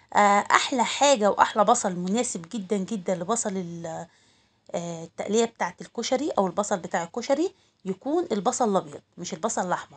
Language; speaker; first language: Arabic; native; Arabic